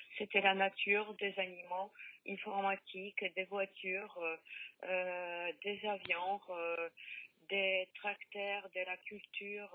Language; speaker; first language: French; non-native, learner; Polish